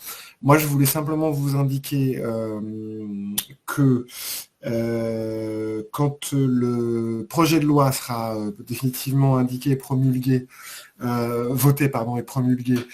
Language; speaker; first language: French; native; French